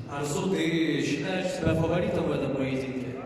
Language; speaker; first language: Russian; native; Russian